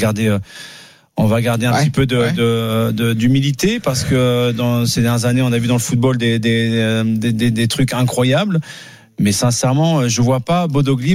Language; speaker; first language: French; native; French